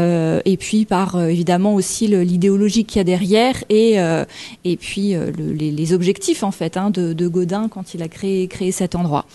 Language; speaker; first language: French; native; French